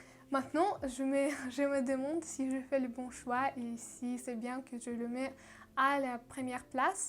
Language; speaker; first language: French; non-native, learner; Russian